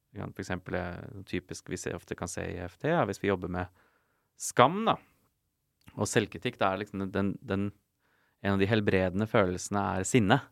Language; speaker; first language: Norwegian; native; Norwegian